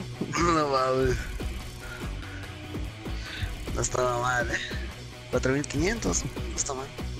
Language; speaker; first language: Spanish; native; Spanish